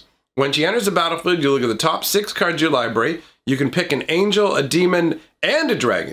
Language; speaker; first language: English; native; English